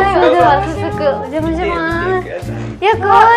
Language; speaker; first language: Japanese; native; Japanese